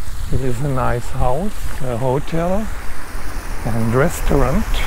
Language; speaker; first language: English; non-native, fluent; German